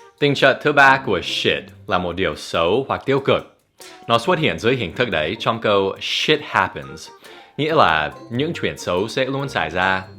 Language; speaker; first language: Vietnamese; non-native, fluent; English